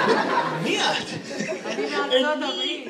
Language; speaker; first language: Hebrew; non-native, local second language; Arabic